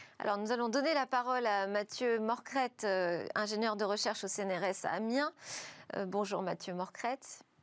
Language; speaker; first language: French; native; French